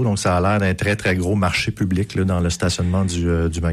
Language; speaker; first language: French; native; French